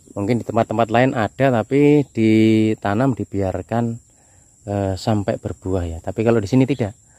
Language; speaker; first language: Indonesian; non-native, local second language; Javanese